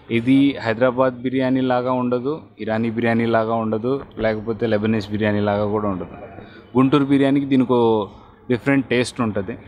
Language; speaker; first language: Telugu; non-native, local second language; Urdu